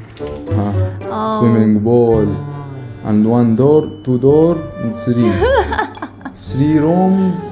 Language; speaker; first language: English; non-native, learner; Arabic